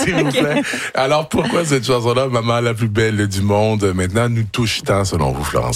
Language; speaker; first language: French; native; French